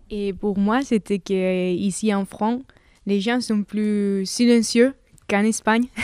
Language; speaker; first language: French; non-native, learner; Spanish